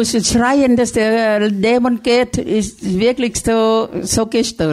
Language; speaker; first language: German; non-native, learner; Thai